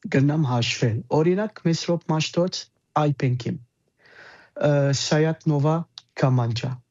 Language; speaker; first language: Armenian; early bilingual, heritage; Armenian